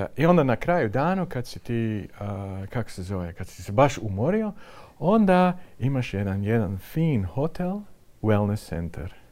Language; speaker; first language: Croatian; non-native, fluent; Dutch